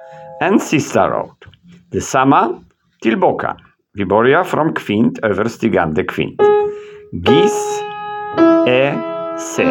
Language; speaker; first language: Swedish; non-native, learner; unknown